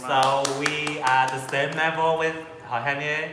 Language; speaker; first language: English; non-native, learner; Vietnamese